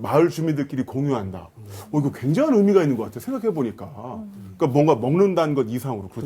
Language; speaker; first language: Korean; native; Korean